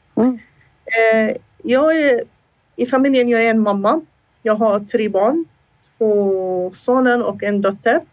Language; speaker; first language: Swedish; non-native, fluent; Assyrian Neo-Aramaic